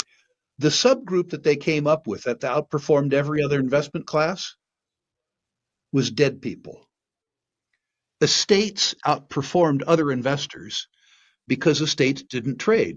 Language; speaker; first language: English; native; English